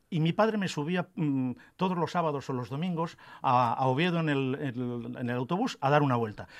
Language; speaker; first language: Spanish; native; Spanish